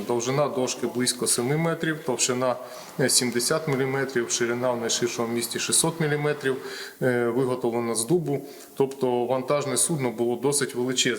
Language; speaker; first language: Ukrainian; native; Ukrainian